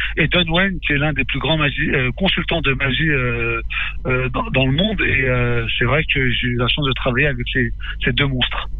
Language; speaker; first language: French; native; French